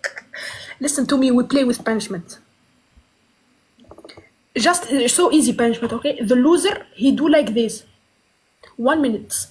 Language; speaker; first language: English; non-native, learner; Arabic